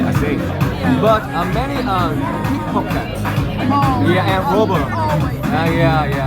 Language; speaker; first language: English; non-native, learner; Korean